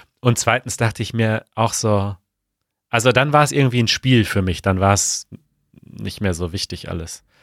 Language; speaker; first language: German; native; German